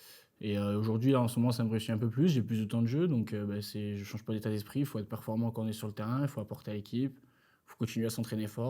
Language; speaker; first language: French; native; French